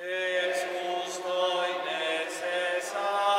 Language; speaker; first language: Spanish; native; Spanish